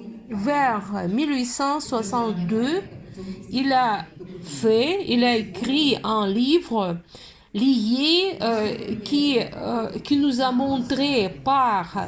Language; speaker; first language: French; non-native, fluent; Russian